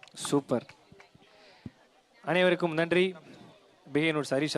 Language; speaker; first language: Tamil; native; Tamil